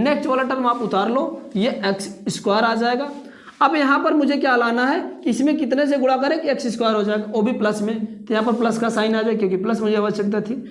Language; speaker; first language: Hindi; native; Hindi